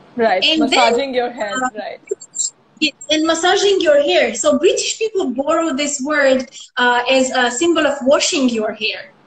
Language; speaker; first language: English; non-native, fluent; Armenian